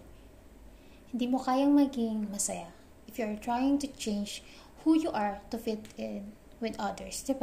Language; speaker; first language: English; non-native, local second language; Filipino